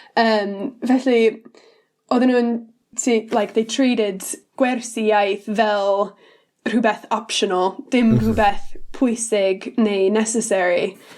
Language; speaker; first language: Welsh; non-native, learner; English